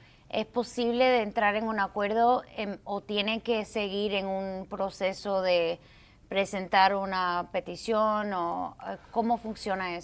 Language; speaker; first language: Spanish; early bilingual, heritage; Spanish